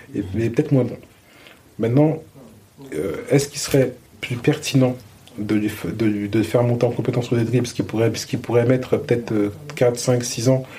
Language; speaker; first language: French; native; French